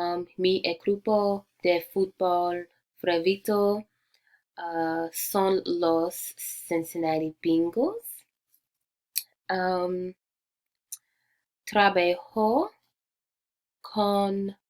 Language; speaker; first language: Spanish; non-native, learner; English